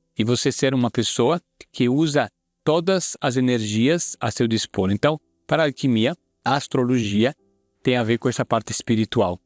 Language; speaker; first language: Portuguese; non-native, fluent; Italian